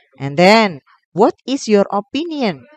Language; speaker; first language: English; non-native, local second language; Indonesian